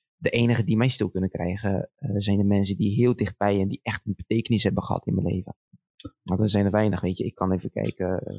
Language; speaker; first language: Dutch; early bilingual, other home language; Arabic